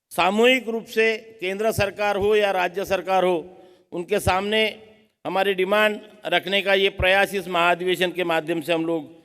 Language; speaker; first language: Hindi; non-native, local second language; Marathi